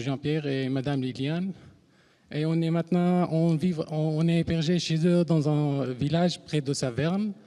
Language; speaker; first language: French; non-native, learner; Arabic